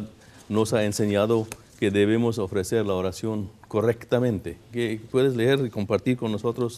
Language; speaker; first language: Spanish; non-native, fluent; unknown